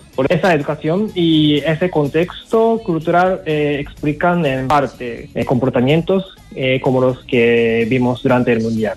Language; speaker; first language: Spanish; non-native, fluent; Japanese